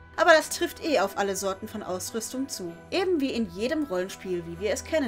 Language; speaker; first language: German; native; German